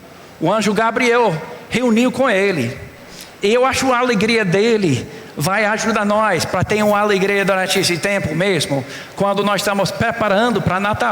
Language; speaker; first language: Portuguese; non-native, fluent; English